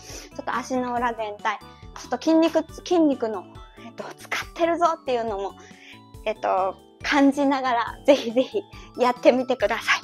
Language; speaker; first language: Japanese; native; Japanese